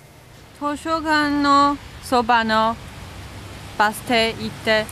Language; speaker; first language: Japanese; non-native, learner; English